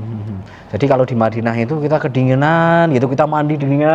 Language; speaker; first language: Indonesian; native; Indonesian